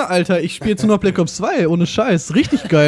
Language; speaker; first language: German; native; German